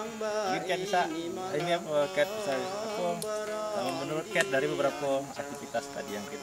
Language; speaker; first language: Indonesian; native; Indonesian